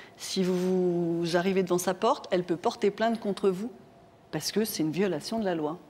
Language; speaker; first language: French; native; French